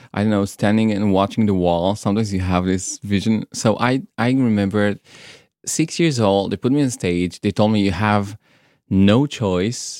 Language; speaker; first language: English; non-native, fluent; Hebrew